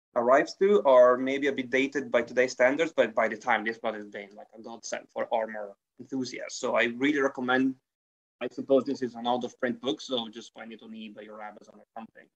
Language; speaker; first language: English; non-native, fluent; Italian